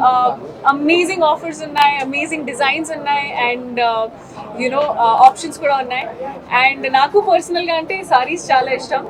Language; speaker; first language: Telugu; non-native, local second language; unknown